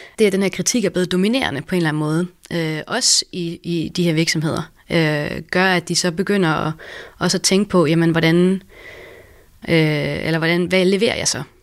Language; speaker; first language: Danish; native; Danish